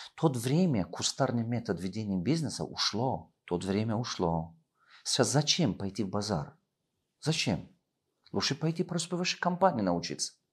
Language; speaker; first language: Russian; non-native, local second language; Tajik